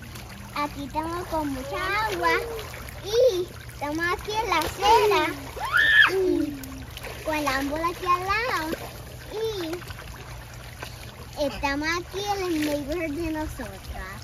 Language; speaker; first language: Spanish; early bilingual, heritage; English